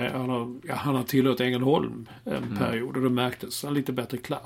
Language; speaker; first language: Swedish; native; Swedish